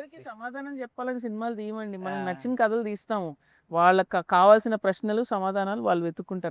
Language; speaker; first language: Telugu; native; Telugu